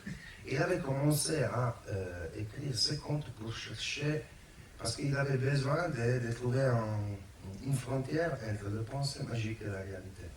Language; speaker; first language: French; non-native, fluent; Italian